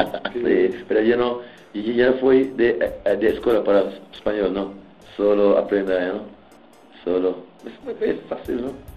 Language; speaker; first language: Spanish; non-native, learner; English